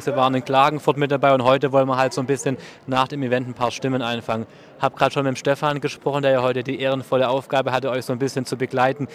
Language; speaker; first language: German; native; German